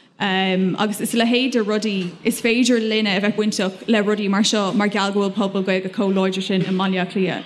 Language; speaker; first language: Irish; non-native, local second language; English